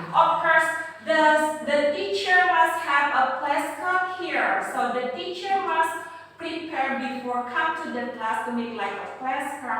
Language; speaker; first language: English; non-native, fluent; Indonesian